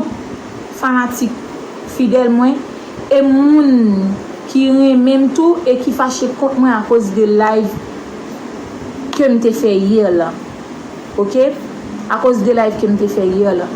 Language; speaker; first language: French; non-native, local second language; Haitian Creole